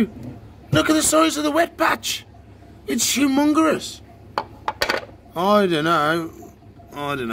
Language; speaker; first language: English; native; English